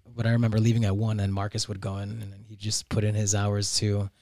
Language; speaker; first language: English; native; English